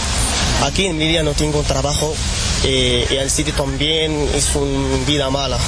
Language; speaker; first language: Spanish; non-native, learner; Arabic